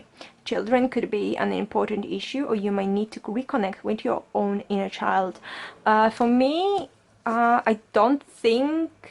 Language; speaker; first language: English; non-native, fluent; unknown